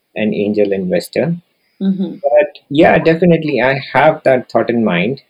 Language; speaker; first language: English; non-native, local second language; Hindi